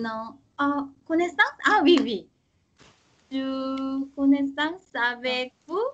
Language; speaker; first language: French; non-native, learner; Korean